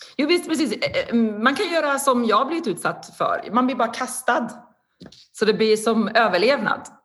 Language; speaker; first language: Swedish; non-native, fluent; Persian